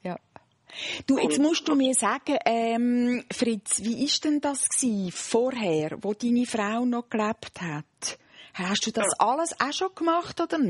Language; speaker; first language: German; native; German